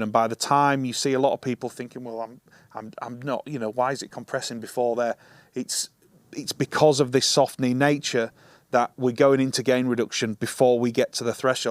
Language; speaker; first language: English; native; English